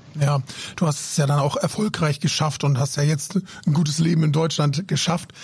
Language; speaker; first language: German; native; German